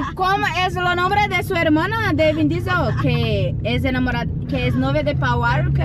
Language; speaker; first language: Spanish; non-native, learner; Portuguese